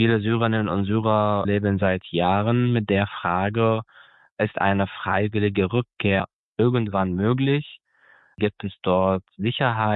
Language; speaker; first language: German; non-native, fluent; Arabic